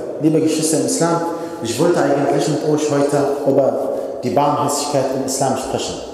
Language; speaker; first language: German; non-native, fluent; Arabic